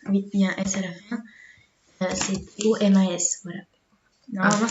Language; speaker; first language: French; native; French